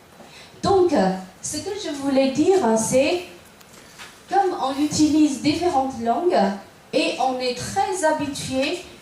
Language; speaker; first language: French; non-native, fluent; Chinese